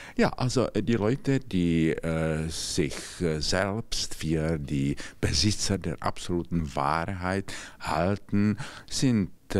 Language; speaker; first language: German; non-native, fluent; Czech